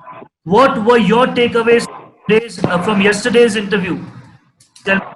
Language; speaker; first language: English; non-native, local second language; Hindi